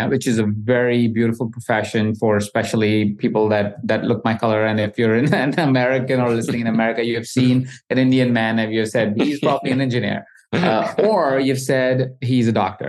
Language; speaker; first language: English; non-native, local second language; Hindi